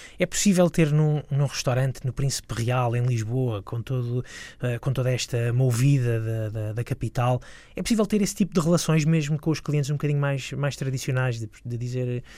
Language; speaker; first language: Portuguese; native; Portuguese